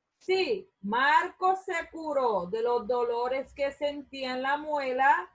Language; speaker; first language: Spanish; non-native, learner; Portuguese